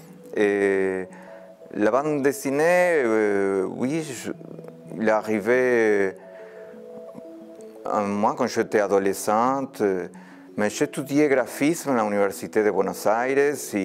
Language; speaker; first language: French; non-native, fluent; Spanish